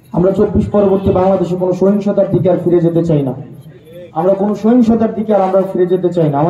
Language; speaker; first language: Bangla; native; Bangla